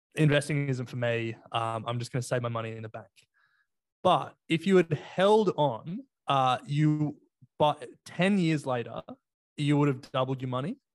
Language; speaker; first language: English; native; English